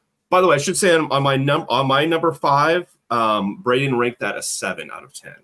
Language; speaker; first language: English; native; English